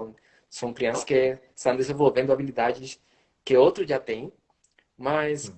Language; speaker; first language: Portuguese; non-native, fluent; Spanish